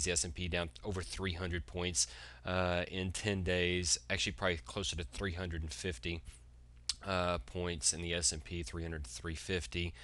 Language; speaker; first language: English; native; English